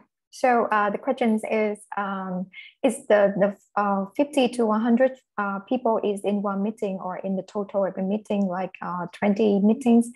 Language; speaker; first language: English; non-native, fluent; Vietnamese